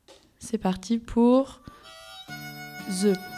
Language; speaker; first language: French; native; French